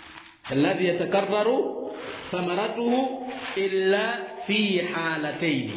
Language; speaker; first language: Arabic; non-native, fluent; Swahili